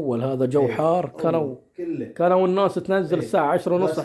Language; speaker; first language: Arabic; native; Arabic